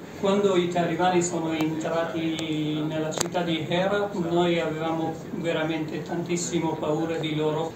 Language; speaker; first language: Italian; non-native, learner; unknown